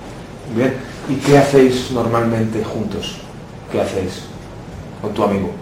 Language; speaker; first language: Spanish; native; Spanish